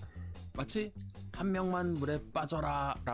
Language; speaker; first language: Korean; native; Korean